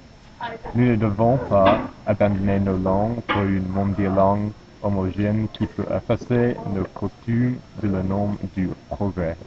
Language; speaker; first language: French; non-native, learner; English